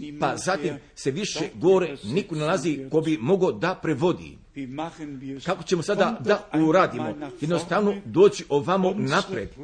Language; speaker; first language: Croatian; early bilingual, heritage; Croatian